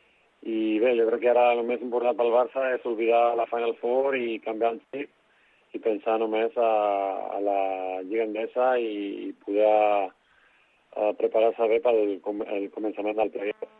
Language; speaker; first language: Catalan; non-native, local second language; Spanish